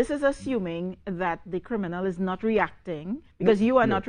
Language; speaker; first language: English; native; English